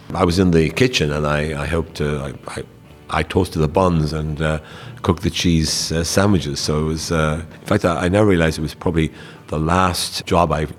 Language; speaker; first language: English; native; English